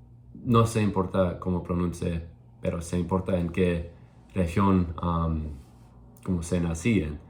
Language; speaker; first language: Spanish; non-native, learner; English